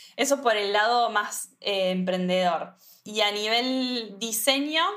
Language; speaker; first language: Spanish; native; Spanish